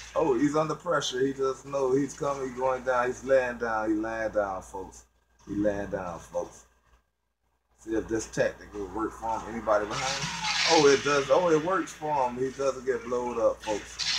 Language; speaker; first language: English; native; English